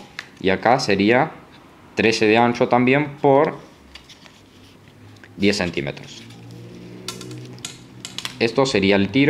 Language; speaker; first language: Spanish; native; Spanish